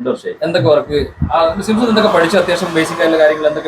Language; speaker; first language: Malayalam; native; Malayalam